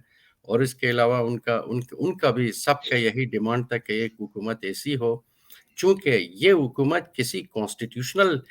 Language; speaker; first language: Hindi; non-native, fluent; Persian